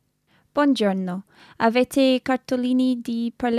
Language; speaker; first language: Italian; non-native, learner; English